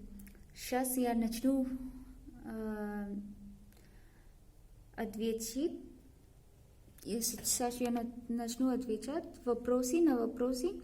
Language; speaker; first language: Russian; non-native, learner; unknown